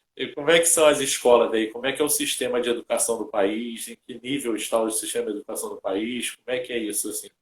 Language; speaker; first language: Portuguese; native; Portuguese